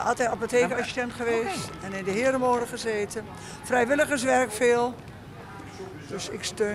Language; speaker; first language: Dutch; native; Dutch